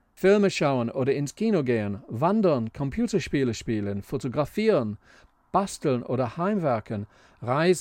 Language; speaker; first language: German; non-native, fluent; English